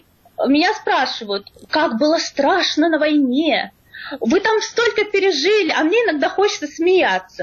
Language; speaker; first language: Russian; native; Russian